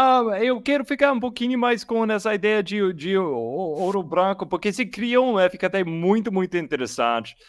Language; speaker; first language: Portuguese; non-native, learner; English